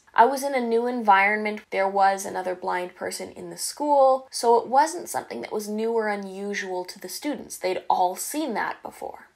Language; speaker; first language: English; native; English